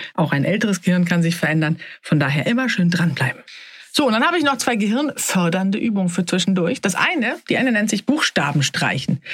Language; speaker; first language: German; native; German